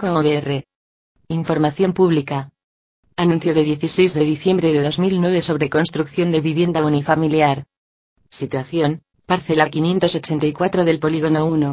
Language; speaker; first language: Spanish; native; Spanish